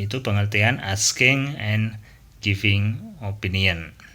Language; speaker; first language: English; non-native, fluent; Indonesian